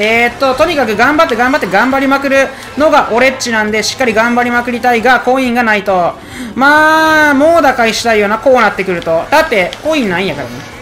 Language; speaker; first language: Japanese; native; Japanese